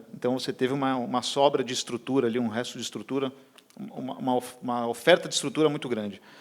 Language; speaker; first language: Portuguese; native; Portuguese